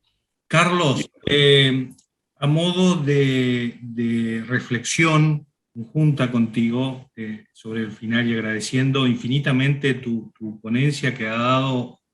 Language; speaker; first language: Spanish; native; Spanish